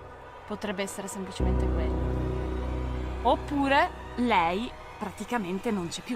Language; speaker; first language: Italian; native; Italian